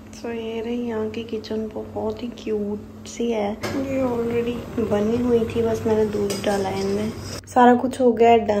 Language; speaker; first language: Hindi; non-native, local second language; Punjabi